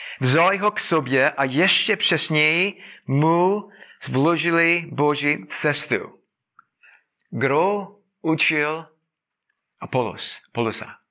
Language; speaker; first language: Czech; non-native, fluent; English